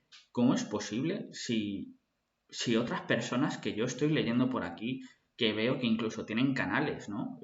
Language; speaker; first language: Spanish; native; Spanish